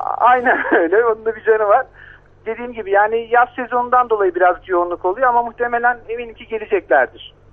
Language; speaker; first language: Turkish; native; Turkish